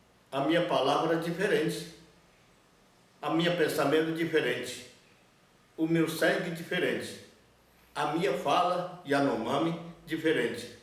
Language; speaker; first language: Portuguese; non-native, local second language; Yanomámi